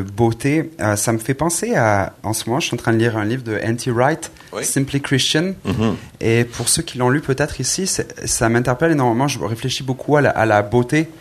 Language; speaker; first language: French; native; French